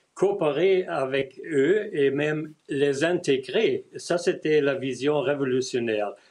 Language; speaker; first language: French; non-native, fluent; German